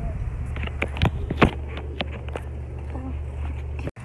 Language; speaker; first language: English; non-native, learner; Korean